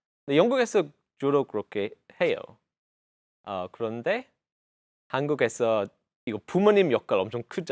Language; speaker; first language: Korean; non-native, fluent; English